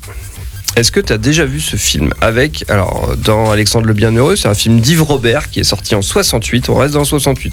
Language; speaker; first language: French; native; French